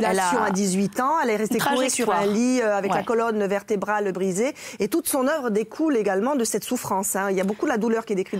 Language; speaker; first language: French; native; French